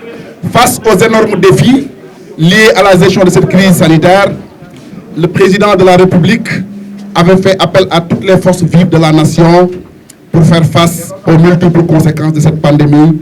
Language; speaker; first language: French; non-native, local second language; Wolof